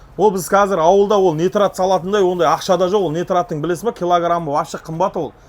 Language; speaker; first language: Kazakh; native; Kazakh